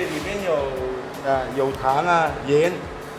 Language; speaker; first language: Chinese; native; Chinese